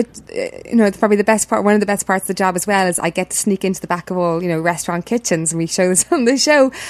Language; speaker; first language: English; native; English